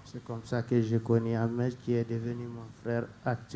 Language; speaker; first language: French; non-native, learner; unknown